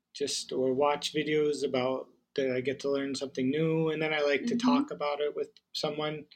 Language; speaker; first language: English; native; English